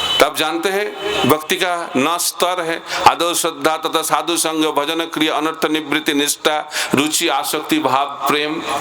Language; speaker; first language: Hindi; non-native, local second language; Bangla